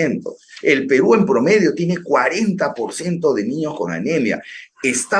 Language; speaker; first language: Spanish; native; Spanish